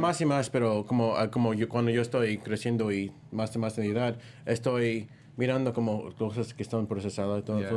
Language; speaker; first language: Spanish; early bilingual, heritage; Spanish